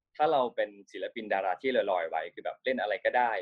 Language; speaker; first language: Thai; native; Thai